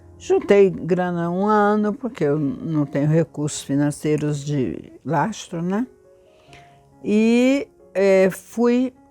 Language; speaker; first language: Portuguese; native; Portuguese